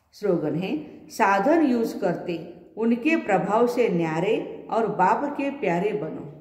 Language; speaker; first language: Hindi; non-native, local second language; Marathi